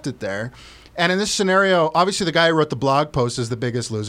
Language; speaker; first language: English; native; English